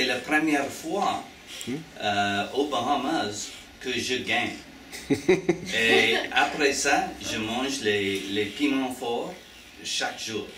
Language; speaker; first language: French; non-native, learner; English